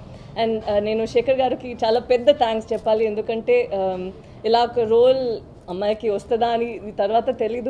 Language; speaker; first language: Telugu; non-native, local second language; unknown